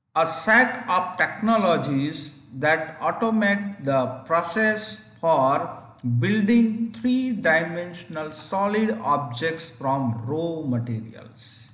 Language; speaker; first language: English; non-native, local second language; Gujarati